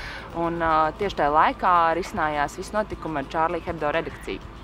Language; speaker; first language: Latvian; native; Latvian